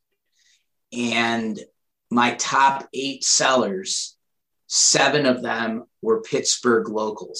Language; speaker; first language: English; native; English